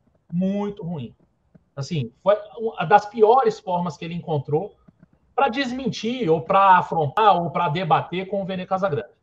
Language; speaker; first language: Portuguese; native; Portuguese